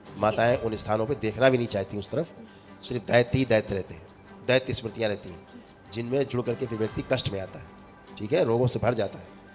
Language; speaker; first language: Hindi; native; Hindi